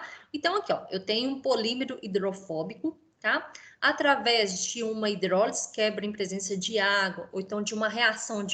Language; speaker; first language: Portuguese; native; Portuguese